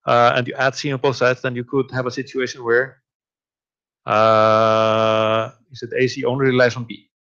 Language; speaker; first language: English; non-native, fluent; Icelandic